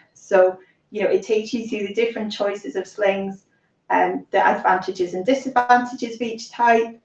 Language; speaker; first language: English; native; English